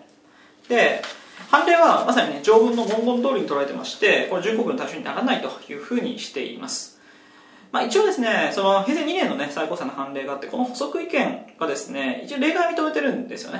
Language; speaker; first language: Japanese; native; Japanese